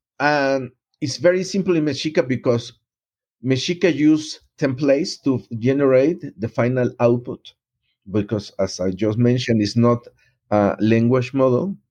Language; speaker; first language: English; non-native, fluent; Spanish